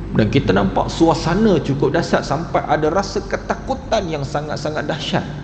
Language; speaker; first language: Malay; native; Malay